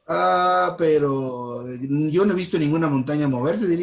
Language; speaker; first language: Spanish; native; Spanish